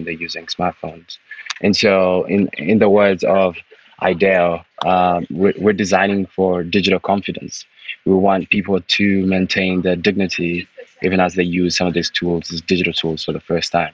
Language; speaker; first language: English; non-native, local second language; Ganda